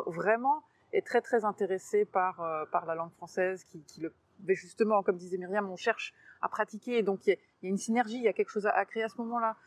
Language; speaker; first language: French; native; French